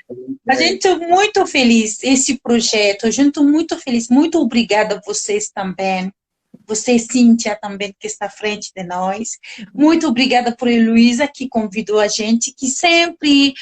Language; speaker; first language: Portuguese; non-native, learner; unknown